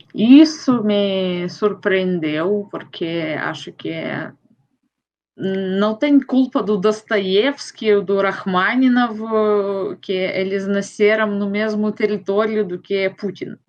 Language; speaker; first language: Portuguese; non-native, fluent; Russian